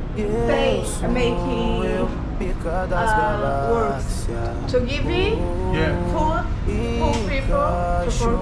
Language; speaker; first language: English; non-native, learner; Portuguese